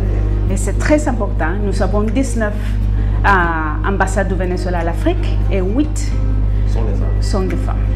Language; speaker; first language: French; non-native, fluent; Spanish